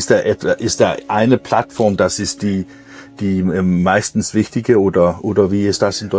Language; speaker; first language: German; non-native, learner; Danish